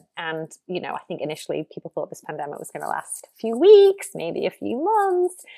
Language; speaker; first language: English; native; English